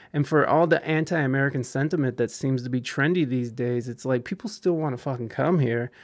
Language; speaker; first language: English; early bilingual, other home language; Spanish